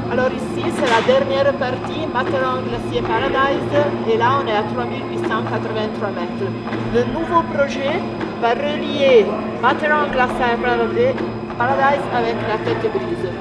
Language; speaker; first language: French; non-native, fluent; Italian